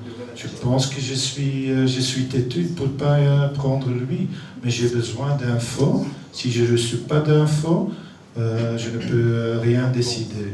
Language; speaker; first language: French; non-native, learner; Dutch